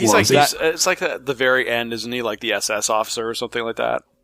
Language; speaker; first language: English; native; English